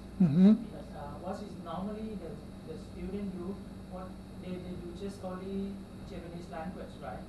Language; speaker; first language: English; non-native, learner; Thai